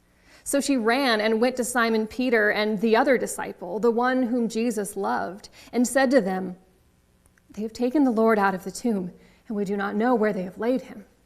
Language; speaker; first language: English; native; English